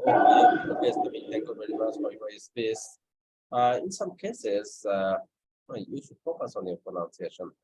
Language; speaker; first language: English; non-native, fluent; Bangla